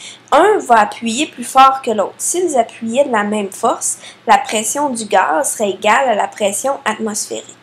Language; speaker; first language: French; native; French